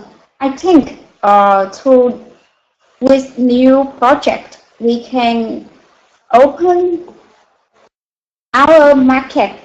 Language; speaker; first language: English; non-native, learner; Vietnamese